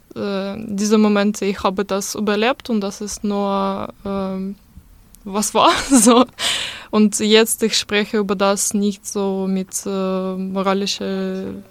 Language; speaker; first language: German; non-native, learner; Russian